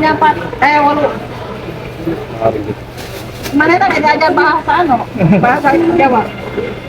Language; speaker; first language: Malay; non-native, local second language; Javanese